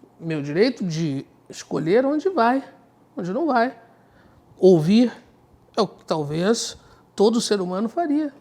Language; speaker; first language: Portuguese; native; Portuguese